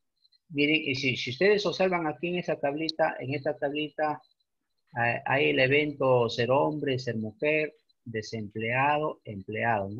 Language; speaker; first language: Spanish; native; Spanish